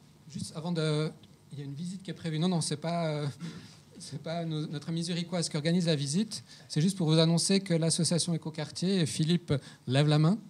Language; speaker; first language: French; native; French